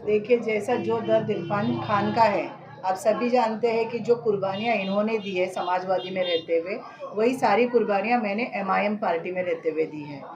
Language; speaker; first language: Hindi; non-native, local second language; Marathi